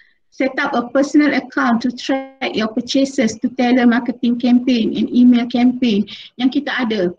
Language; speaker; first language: English; non-native, local second language; Malay